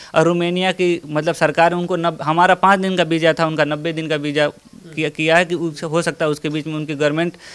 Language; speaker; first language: Hindi; native; Hindi